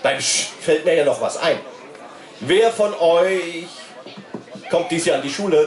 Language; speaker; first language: German; native; German